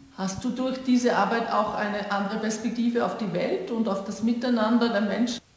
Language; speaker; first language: German; native; German